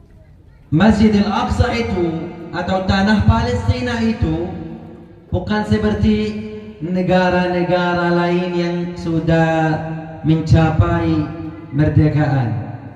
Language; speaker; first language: Indonesian; non-native, fluent; Arabic